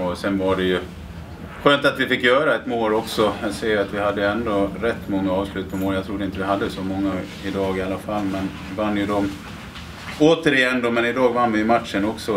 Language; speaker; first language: Swedish; native; Swedish